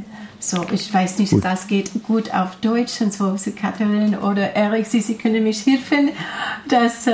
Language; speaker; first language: German; non-native, learner; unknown